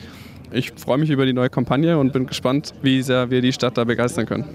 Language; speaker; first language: German; native; German